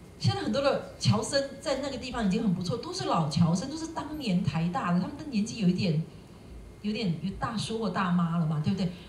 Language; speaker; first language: Chinese; native; Chinese